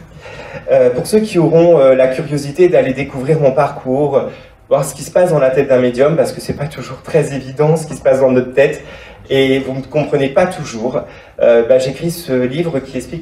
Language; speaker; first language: French; native; French